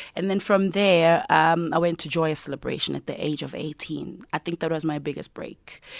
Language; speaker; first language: English; non-native, local second language; Zulu